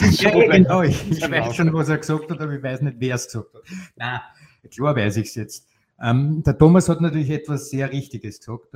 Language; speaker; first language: German; native; German